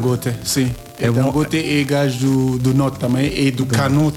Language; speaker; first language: Portuguese; non-native, learner; Yoruba